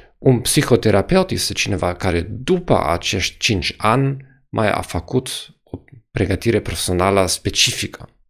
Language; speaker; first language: Romanian; non-native, fluent; German